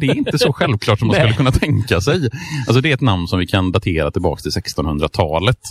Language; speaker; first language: Swedish; native; Swedish